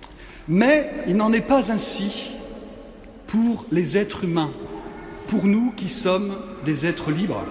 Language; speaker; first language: French; native; French